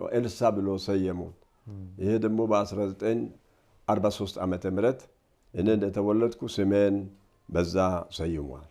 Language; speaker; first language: Amharic; non-native, local second language; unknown